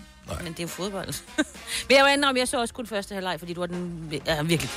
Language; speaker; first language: Danish; native; Danish